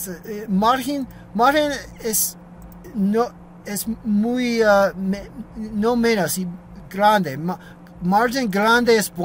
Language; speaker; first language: Spanish; non-native, learner; English